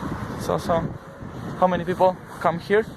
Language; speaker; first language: English; non-native, learner; Spanish